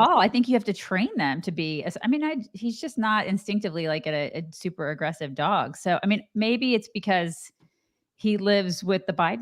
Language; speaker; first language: English; native; English